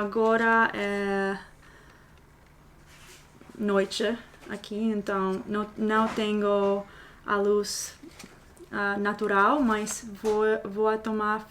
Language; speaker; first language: Portuguese; non-native, learner; English